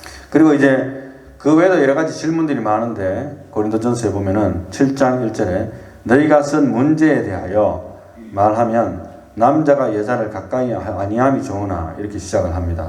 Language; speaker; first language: Korean; native; Korean